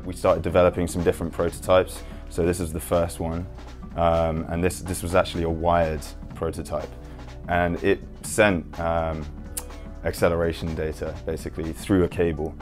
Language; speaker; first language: English; native; English